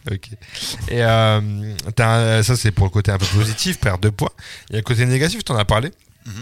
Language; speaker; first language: French; native; French